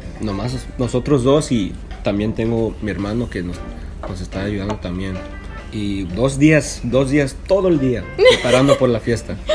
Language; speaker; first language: Spanish; early bilingual, heritage; Spanish